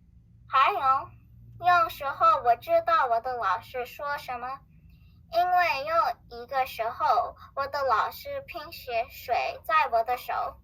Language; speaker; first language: Chinese; non-native, learner; English